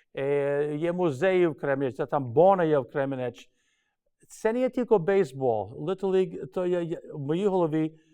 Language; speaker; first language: Ukrainian; early bilingual, heritage; Ukrainian